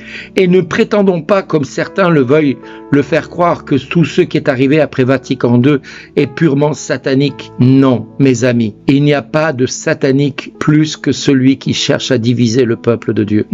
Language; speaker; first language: French; native; French